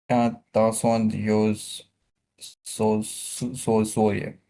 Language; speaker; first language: Chinese; non-native, learner; Urdu